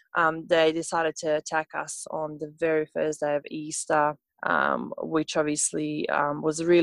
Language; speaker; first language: English; non-native, fluent; Serbian